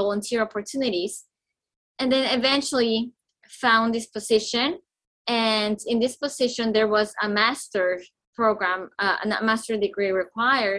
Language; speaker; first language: English; non-native, fluent; Spanish